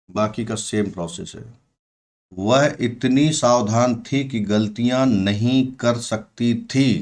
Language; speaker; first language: Hindi; native; Hindi